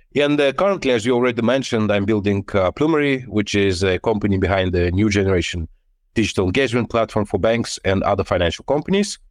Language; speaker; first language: English; non-native, fluent; Lithuanian